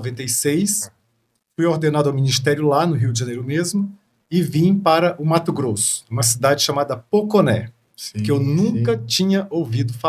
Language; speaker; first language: Portuguese; native; Portuguese